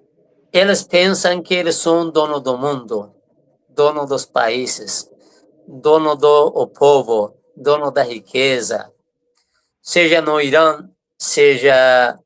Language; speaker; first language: Portuguese; non-native, fluent; Persian